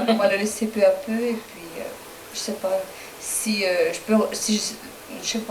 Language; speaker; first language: French; non-native, fluent; Spanish